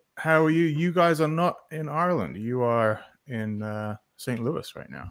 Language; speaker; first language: English; native; English